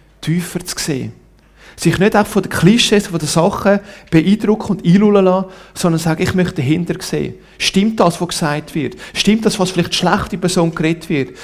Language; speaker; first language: German; non-native, local second language; Italian